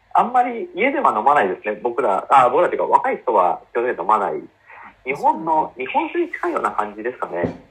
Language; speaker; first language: Japanese; native; Japanese